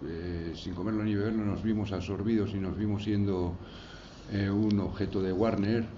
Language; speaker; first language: Spanish; native; Spanish